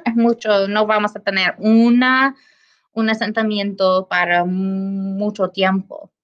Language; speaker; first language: Spanish; non-native, learner; English